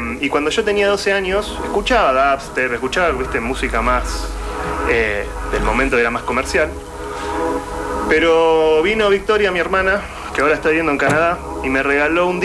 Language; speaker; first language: Spanish; native; Spanish